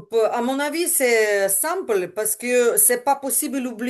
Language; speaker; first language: French; non-native, learner; Ukrainian